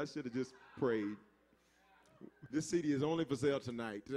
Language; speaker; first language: English; native; English